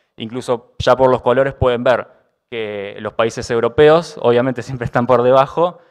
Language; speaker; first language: Spanish; native; Spanish